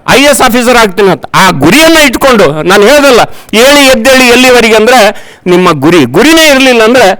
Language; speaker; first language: Kannada; native; Kannada